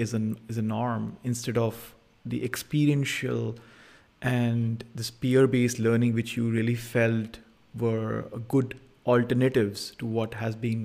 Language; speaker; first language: English; non-native, local second language; Hindi